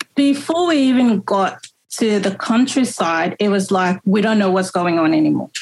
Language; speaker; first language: English; native; English